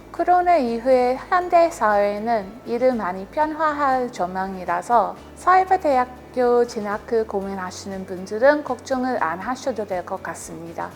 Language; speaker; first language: Korean; non-native, fluent; English